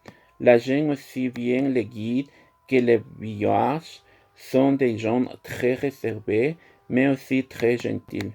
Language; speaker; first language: French; non-native, learner; Spanish